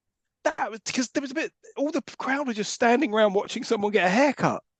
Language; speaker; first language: English; native; English